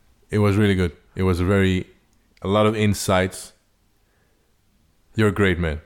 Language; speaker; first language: English; non-native, fluent; Dutch